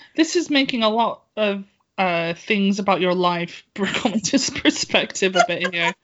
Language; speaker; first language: English; native; English